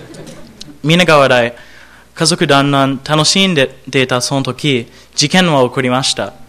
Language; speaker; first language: Japanese; non-native, learner; English